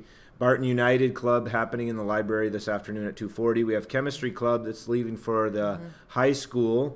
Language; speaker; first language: English; native; English